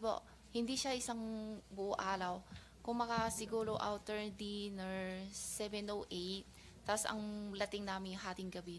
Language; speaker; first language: Filipino; non-native, learner; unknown